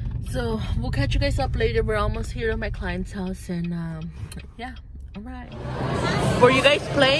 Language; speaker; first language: English; early bilingual, other home language; Spanish